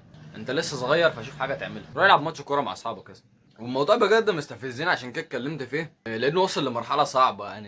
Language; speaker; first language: Arabic; native; Arabic